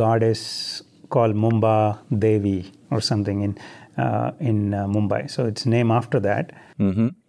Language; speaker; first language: English; non-native, local second language; Marathi